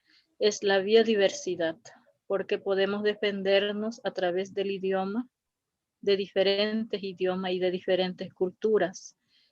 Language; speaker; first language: Spanish; non-native, local second language; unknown